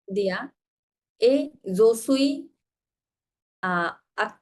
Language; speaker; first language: French; non-native, learner; Bangla